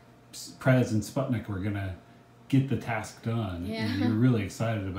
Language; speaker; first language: English; native; English